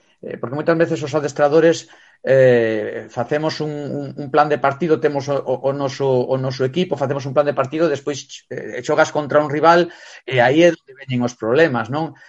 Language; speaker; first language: Galician; non-native, local second language; Spanish